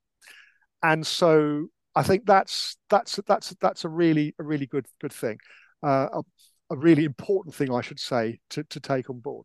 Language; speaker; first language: English; native; English